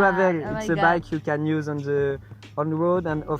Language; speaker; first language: English; non-native, fluent; French